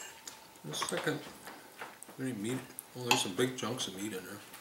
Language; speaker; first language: English; native; English